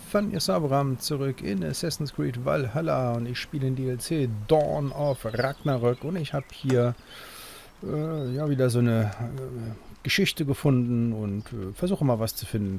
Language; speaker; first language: German; native; German